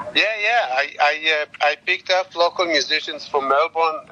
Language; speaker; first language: English; non-native, learner; Hebrew